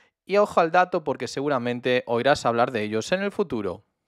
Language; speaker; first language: Spanish; native; Spanish